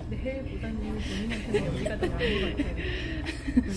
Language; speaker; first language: Korean; native; Korean